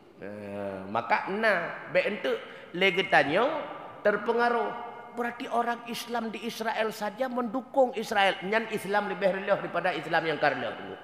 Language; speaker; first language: Malay; non-native, local second language; Achinese